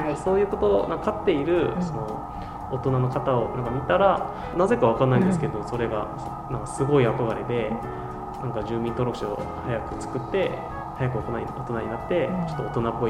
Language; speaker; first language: Japanese; non-native, fluent; Korean